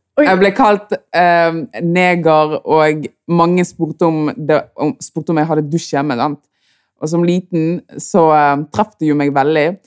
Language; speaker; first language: Norwegian; early bilingual, other home language; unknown